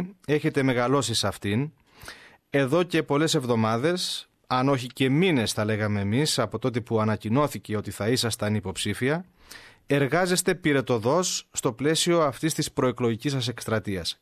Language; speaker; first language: Greek; native; Greek